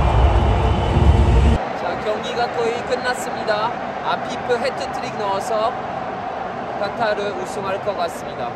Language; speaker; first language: Korean; non-native, fluent; French